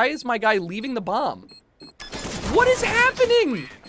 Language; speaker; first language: English; native; English